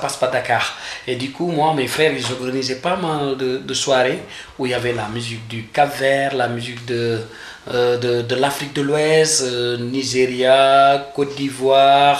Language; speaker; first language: French; non-native, local second language; Wolof